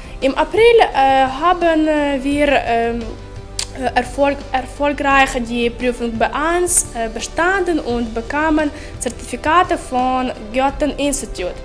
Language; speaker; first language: German; non-native, learner; Ukrainian